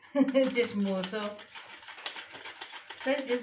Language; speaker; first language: Italian; non-native, learner; Filipino